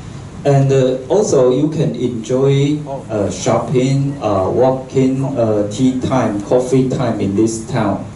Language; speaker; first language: English; non-native, local second language; Chinese